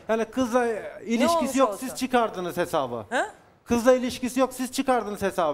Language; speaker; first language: Turkish; native; Turkish